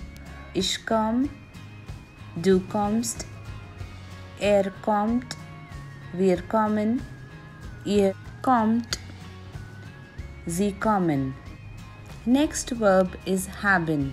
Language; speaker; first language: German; non-native, fluent; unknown